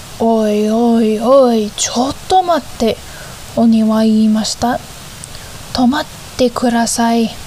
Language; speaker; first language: Japanese; non-native, learner; English